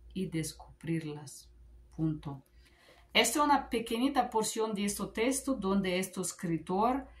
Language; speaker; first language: Spanish; non-native, learner; Macedonian